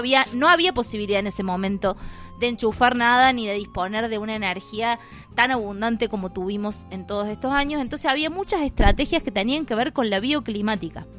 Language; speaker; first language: Spanish; native; Spanish